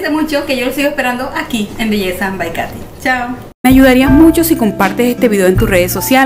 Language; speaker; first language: Spanish; native; Spanish